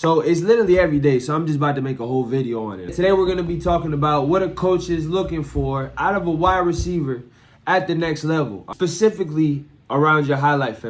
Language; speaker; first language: English; native; English